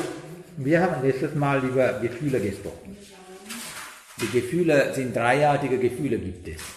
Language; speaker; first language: German; non-native, learner; Sinhala